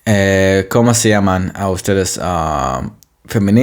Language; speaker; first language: Spanish; non-native, fluent; Hebrew